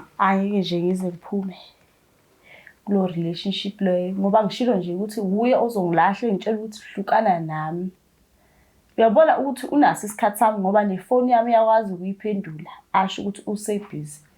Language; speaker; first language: Zulu; native; Zulu